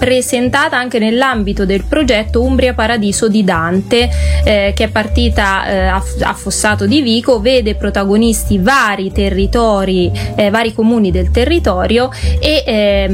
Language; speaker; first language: Italian; native; Italian